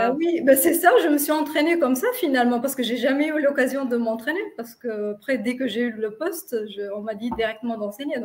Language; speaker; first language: French; non-native, local second language; Arabic